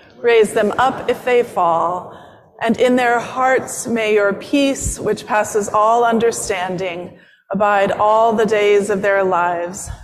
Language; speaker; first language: English; native; English